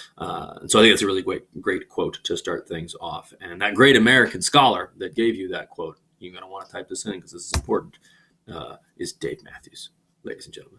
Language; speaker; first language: English; native; English